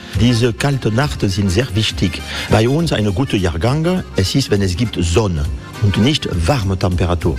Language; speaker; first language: German; non-native, fluent; French